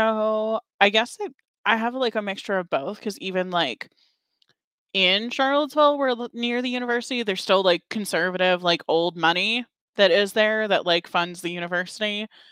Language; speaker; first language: English; native; English